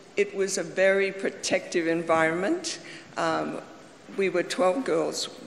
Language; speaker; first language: English; native; English